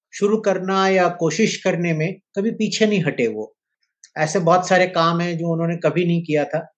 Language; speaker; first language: Hindi; native; Hindi